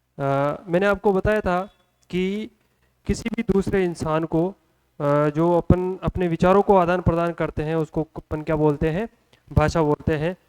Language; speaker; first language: Hindi; native; Hindi